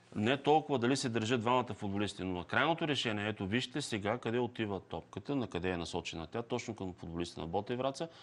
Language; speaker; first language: Bulgarian; native; Bulgarian